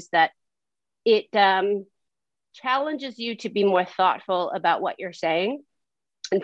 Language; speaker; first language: English; native; English